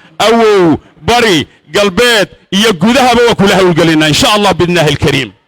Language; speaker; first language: Somali; native; Somali